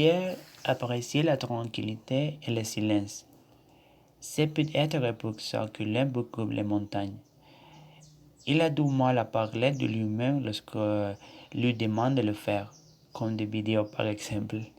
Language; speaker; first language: French; non-native, learner; Spanish